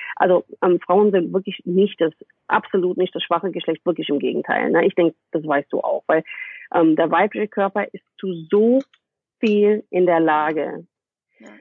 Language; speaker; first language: German; non-native, fluent; English